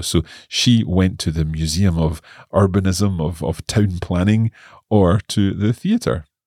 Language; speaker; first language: English; native; English